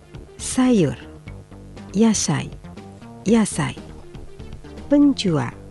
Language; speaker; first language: Japanese; non-native, fluent; Indonesian